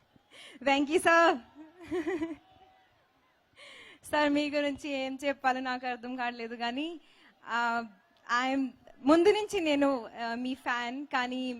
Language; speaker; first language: Telugu; non-native, local second language; Hindi